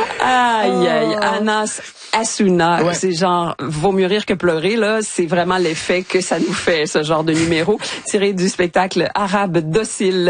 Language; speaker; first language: French; native; French